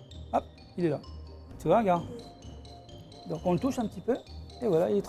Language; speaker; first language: French; native; French